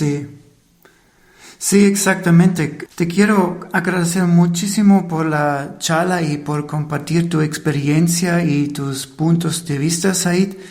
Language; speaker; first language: Spanish; non-native, fluent; German